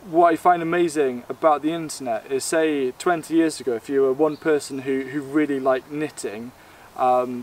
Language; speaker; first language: English; native; English